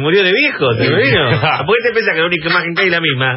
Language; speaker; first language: Spanish; native; Spanish